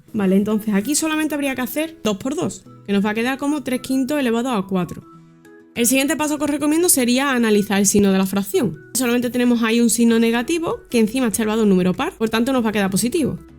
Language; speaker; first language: Spanish; native; Spanish